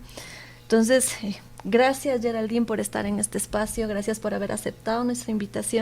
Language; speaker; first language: Spanish; native; Spanish